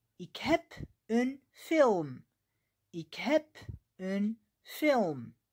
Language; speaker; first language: Dutch; non-native, fluent; Arabic